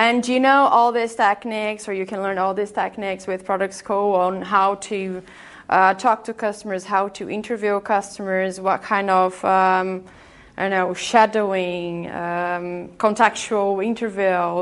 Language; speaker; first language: English; non-native, fluent; Portuguese